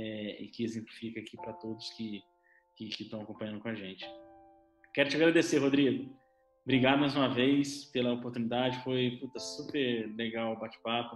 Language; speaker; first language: Portuguese; native; Portuguese